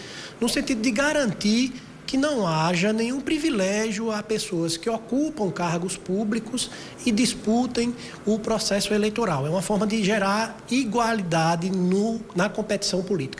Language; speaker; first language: Portuguese; native; Portuguese